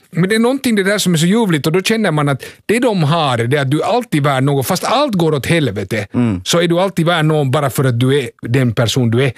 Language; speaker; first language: Swedish; native; Swedish